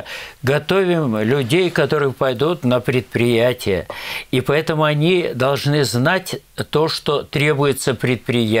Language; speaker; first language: Russian; native; Russian